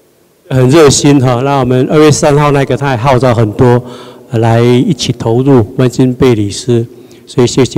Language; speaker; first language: Chinese; native; Chinese